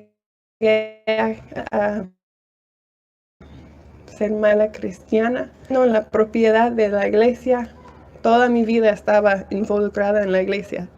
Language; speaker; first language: Spanish; non-native, fluent; English